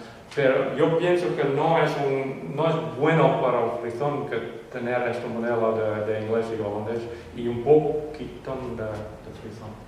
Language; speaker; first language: Spanish; non-native, fluent; Western Frisian